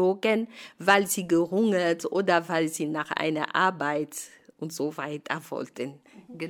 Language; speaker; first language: German; non-native, fluent; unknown